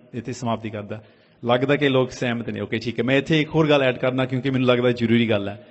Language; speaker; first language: Punjabi; early bilingual, heritage; Punjabi